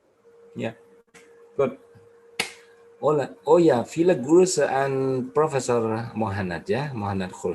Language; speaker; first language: German; non-native, learner; Indonesian